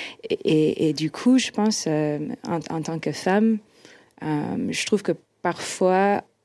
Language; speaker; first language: French; non-native, fluent; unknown